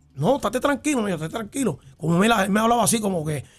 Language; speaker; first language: Spanish; native; Spanish